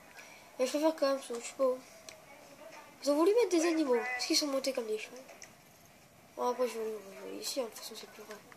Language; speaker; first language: French; native; French